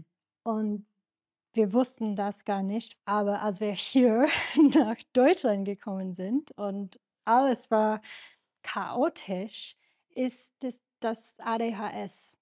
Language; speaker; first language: German; non-native, learner; English